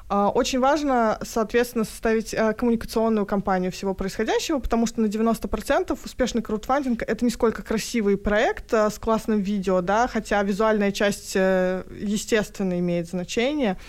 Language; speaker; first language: Russian; native; Russian